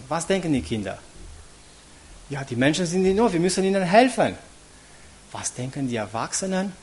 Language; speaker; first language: German; non-native, fluent; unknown